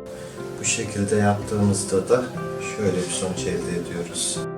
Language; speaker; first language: Turkish; native; Turkish